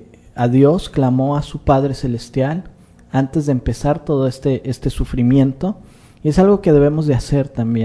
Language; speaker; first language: Spanish; native; Spanish